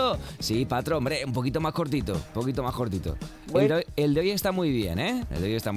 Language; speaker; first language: Spanish; native; Spanish